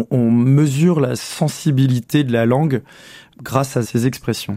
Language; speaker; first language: French; native; French